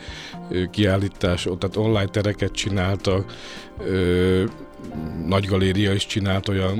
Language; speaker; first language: Hungarian; native; Hungarian